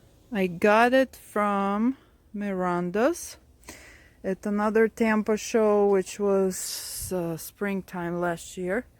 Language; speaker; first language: English; non-native, fluent; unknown